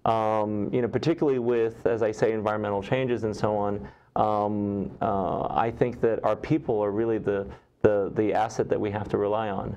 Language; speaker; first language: English; native; English